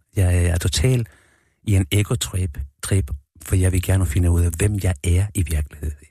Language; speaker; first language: Danish; non-native, fluent; Spanish